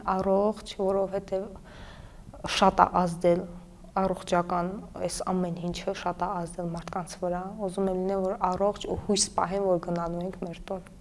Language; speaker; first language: Armenian; native; Armenian